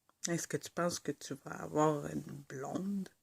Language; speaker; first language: French; native; French